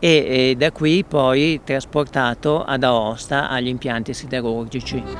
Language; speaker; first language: Italian; native; Italian